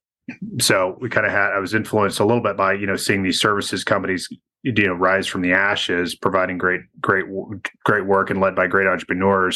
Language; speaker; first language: English; native; English